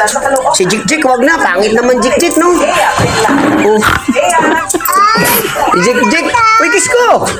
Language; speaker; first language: Filipino; non-native, local second language; Cebuano